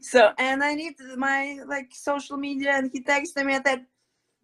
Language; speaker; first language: English; non-native, fluent; Ukrainian